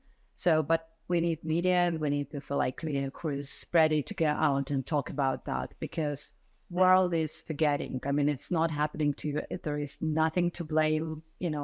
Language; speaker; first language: English; non-native, fluent; Ukrainian